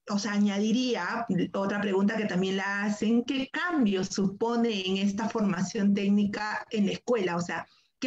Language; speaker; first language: Spanish; native; Spanish